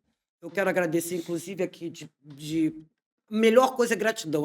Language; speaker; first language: Portuguese; native; Portuguese